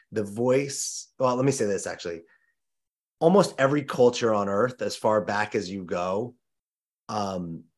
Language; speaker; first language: English; native; English